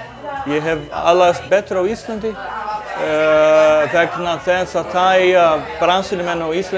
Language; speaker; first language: Icelandic; non-native, fluent; Portuguese